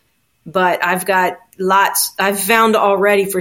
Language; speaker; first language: English; native; English